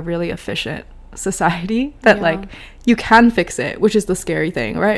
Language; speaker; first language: English; native; English